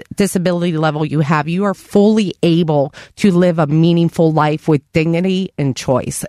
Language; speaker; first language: English; native; English